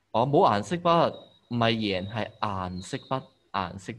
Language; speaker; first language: Cantonese; native; Cantonese